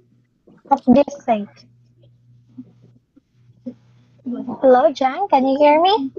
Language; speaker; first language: English; non-native, fluent; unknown